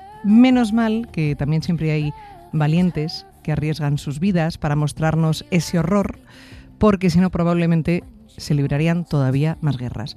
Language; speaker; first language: Spanish; native; Spanish